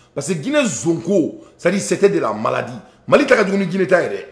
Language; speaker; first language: French; non-native, local second language; Bambara